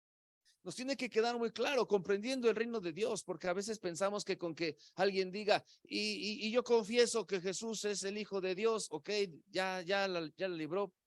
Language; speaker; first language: Spanish; native; Spanish